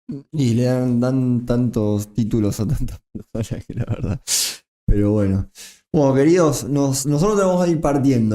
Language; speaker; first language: Spanish; native; Spanish